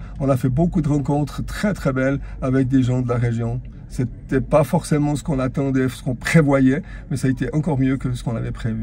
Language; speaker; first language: French; native; French